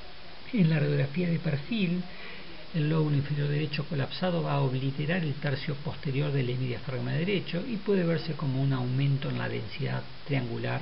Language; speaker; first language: Spanish; native; Spanish